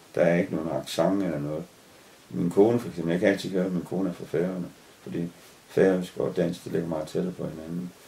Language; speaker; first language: Danish; native; Danish